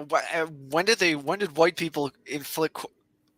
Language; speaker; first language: English; native; English